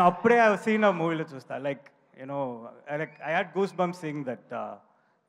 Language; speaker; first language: Telugu; non-native, learner; Tamil